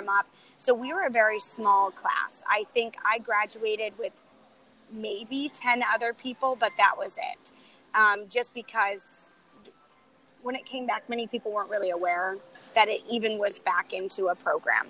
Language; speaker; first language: English; native; English